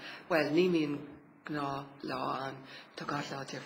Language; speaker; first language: Irish; non-native, local second language; English